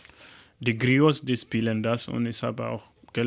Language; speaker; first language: German; non-native, learner; Fula